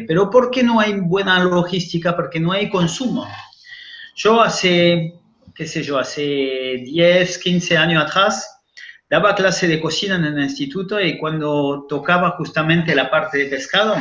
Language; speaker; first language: Spanish; non-native, fluent; French